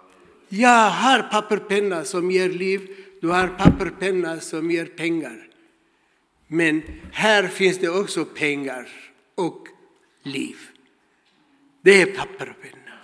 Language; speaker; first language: Swedish; non-native, learner; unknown